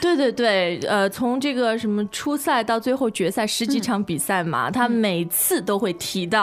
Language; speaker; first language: Chinese; native; Chinese